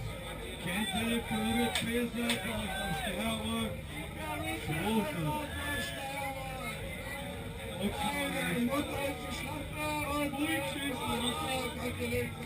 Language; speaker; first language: German; native; German